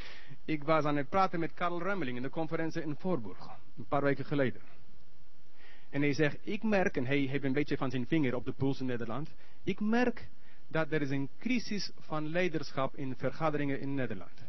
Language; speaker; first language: Dutch; non-native, learner; English